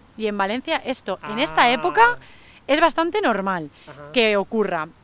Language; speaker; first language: Spanish; native; Spanish